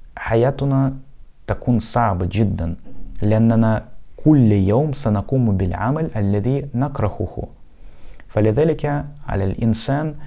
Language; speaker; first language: Arabic; non-native, fluent; Russian